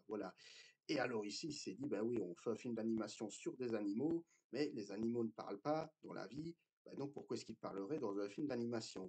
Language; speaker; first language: French; native; French